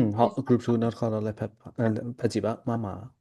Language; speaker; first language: Chinese; non-native, fluent; Burmese